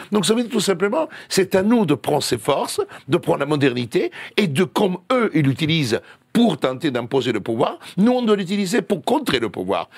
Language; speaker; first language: French; non-native, fluent; Italian